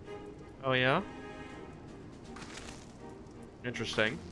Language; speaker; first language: English; native; English